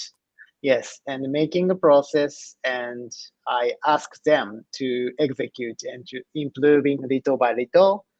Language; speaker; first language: English; non-native, learner; Japanese